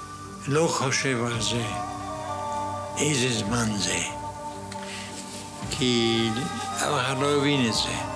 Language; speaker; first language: Hebrew; non-native, fluent; German